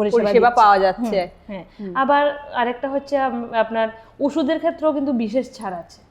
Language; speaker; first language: Bangla; native; Bangla